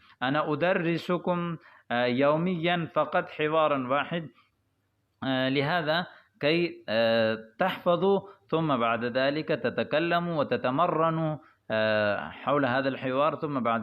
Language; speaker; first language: Arabic; non-native, fluent; Urdu